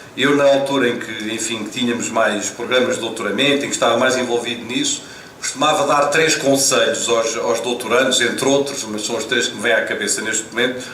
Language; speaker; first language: Portuguese; native; Portuguese